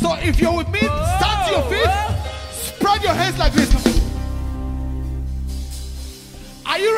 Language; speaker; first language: English; non-native, local second language; Igbo